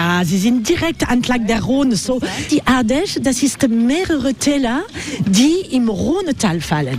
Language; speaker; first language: German; non-native, learner; French